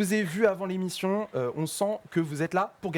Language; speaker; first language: French; native; French